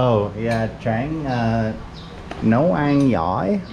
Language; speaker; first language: Vietnamese; non-native, learner; English